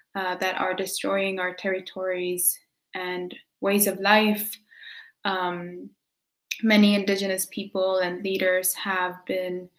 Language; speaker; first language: English; early bilingual, other home language; Quechua